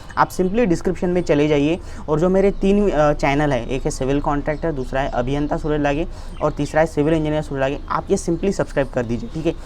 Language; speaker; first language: Hindi; non-native, local second language; Marathi